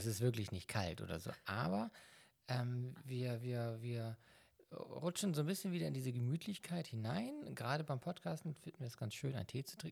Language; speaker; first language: German; native; German